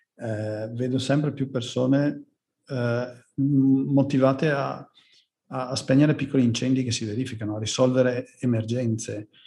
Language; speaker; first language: Italian; native; Italian